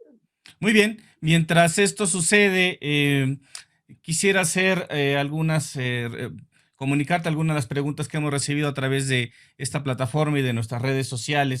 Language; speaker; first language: Spanish; native; Spanish